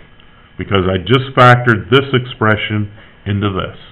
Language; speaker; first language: English; native; English